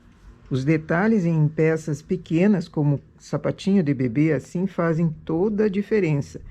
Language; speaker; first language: Portuguese; native; Portuguese